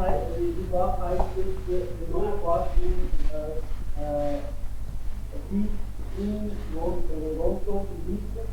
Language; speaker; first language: German; non-native, learner; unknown